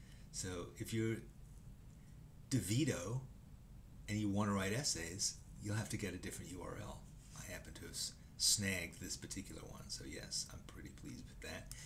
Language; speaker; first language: English; native; English